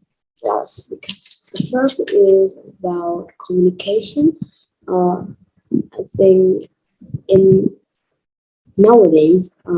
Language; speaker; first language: English; non-native, learner; Vietnamese